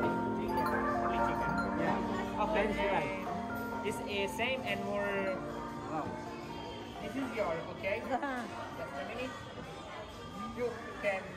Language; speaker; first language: English; non-native, learner; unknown